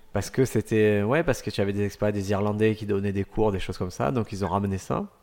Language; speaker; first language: French; native; French